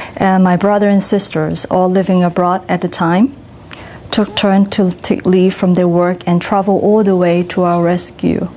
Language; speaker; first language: English; non-native, local second language; Cantonese